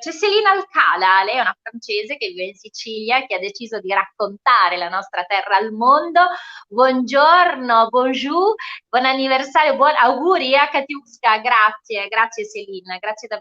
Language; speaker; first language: Italian; native; Italian